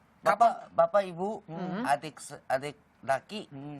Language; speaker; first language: Indonesian; non-native, fluent; Japanese